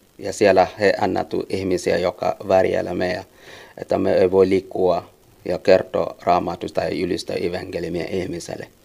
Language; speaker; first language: Finnish; non-native, learner; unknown